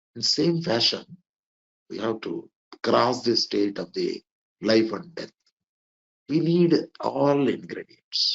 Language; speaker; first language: English; non-native, local second language; Telugu